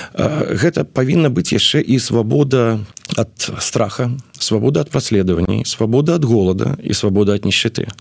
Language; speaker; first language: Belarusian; non-native, local second language; Russian